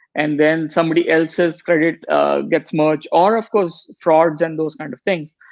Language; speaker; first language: English; non-native, local second language; Gujarati